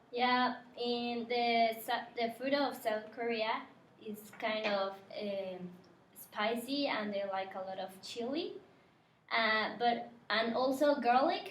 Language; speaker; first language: English; non-native, learner; Spanish